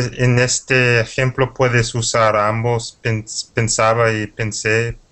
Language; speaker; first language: Spanish; non-native, fluent; English